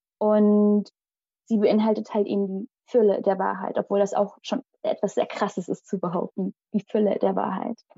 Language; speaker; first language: German; early bilingual, other home language; Malayalam